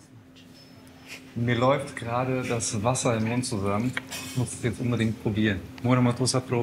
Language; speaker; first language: German; early bilingual, other home language; Croatian